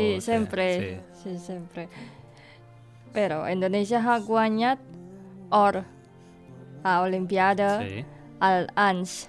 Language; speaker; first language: Catalan; non-native, learner; Indonesian